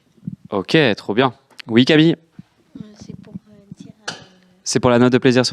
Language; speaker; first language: French; native; French